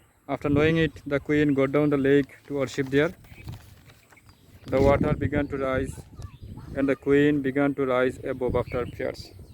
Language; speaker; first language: English; non-native, local second language; Bangla